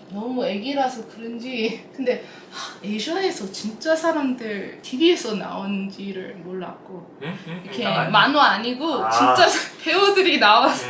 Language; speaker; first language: Korean; non-native, fluent; English